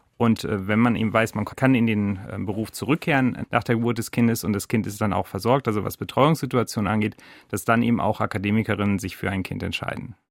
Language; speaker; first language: German; native; German